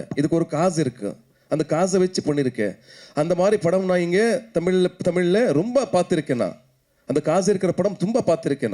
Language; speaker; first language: Tamil; non-native, learner; Kannada